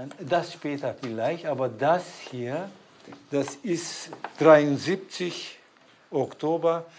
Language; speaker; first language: German; non-native, fluent; Turkish